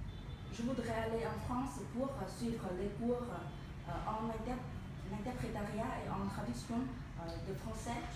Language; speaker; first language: French; non-native, learner; Vietnamese